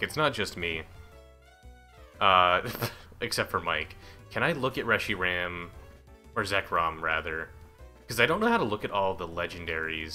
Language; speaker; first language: English; native; English